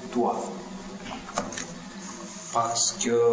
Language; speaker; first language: French; non-native, learner; Russian